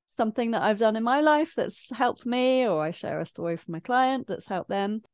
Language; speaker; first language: English; native; English